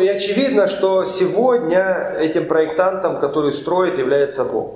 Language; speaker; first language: Polish; non-native, learner; Russian